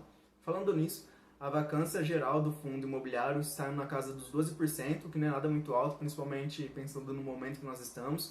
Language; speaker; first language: Portuguese; native; Portuguese